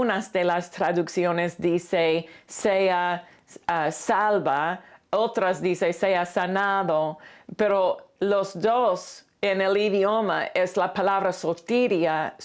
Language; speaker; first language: Spanish; non-native, fluent; English